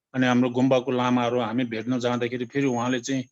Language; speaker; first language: Nepali; non-native, local second language; Tibetan